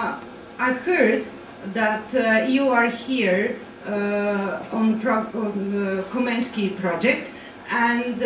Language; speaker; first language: English; non-native, fluent; Bulgarian